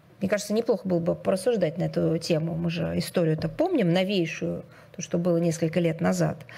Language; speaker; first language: Russian; native; Russian